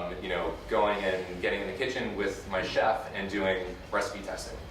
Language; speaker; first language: English; native; English